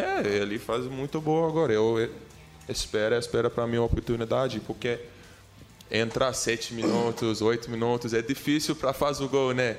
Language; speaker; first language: Portuguese; non-native, learner; English